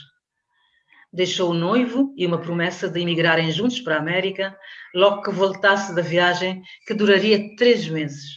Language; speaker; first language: Portuguese; non-native, local second language; Kabuverdianu